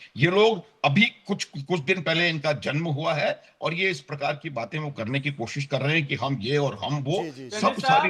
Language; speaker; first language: Hindi; native; Hindi